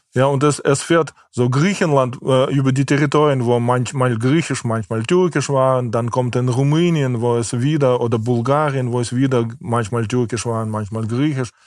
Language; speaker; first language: German; non-native, fluent; Ukrainian